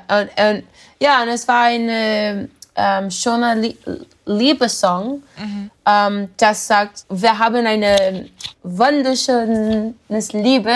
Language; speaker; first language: German; non-native, learner; English